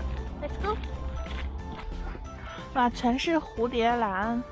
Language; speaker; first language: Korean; early bilingual, heritage; Korean